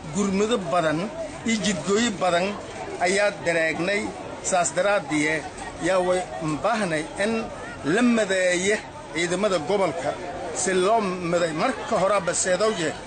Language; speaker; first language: Somali; non-native, local second language; Maay